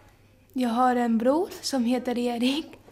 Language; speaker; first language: Swedish; early bilingual, heritage; Swedish